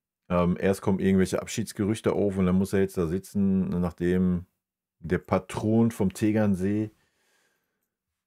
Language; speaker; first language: German; native; German